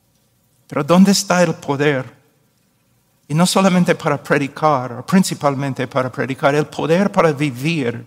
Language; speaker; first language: Spanish; non-native, fluent; English